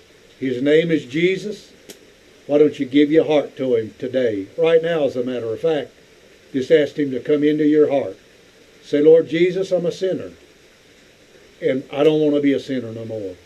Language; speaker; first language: English; native; English